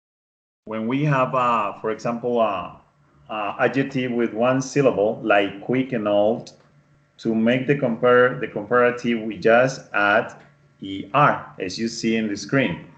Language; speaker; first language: English; non-native, fluent; Spanish